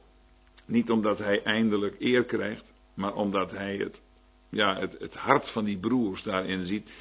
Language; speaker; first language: Dutch; native; Dutch